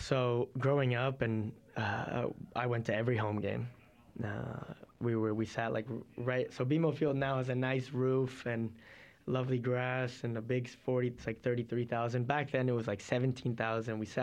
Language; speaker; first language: English; native; English